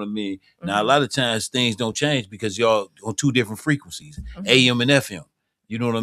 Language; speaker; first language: English; native; English